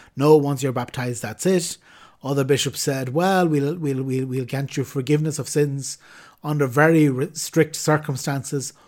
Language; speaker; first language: English; native; English